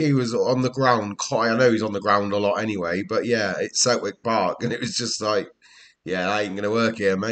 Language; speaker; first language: English; native; English